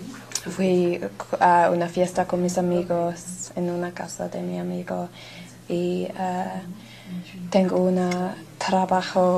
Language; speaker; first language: Spanish; non-native, learner; English